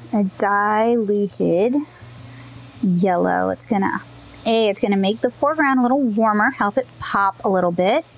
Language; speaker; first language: English; native; English